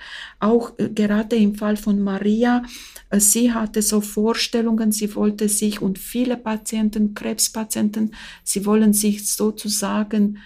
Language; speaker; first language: German; non-native, fluent; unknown